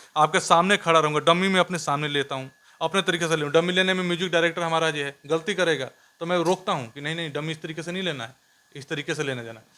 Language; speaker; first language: Hindi; native; Hindi